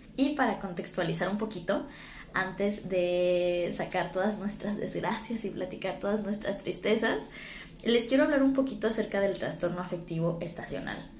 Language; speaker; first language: Spanish; native; Spanish